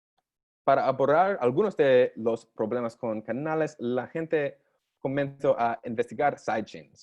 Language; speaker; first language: Spanish; non-native, learner; English